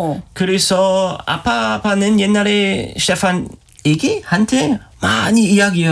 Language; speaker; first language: Korean; non-native, learner; German